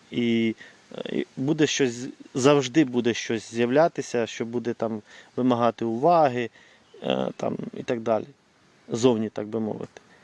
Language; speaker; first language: Ukrainian; non-native, local second language; Russian